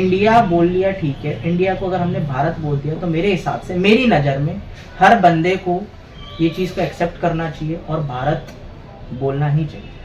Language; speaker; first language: Hindi; native; Hindi